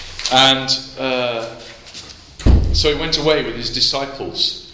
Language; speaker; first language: English; native; English